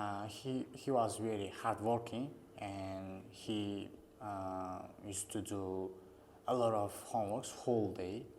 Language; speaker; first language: English; non-native, learner; Uzbek